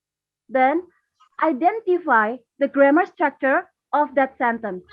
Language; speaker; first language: English; non-native, learner; Indonesian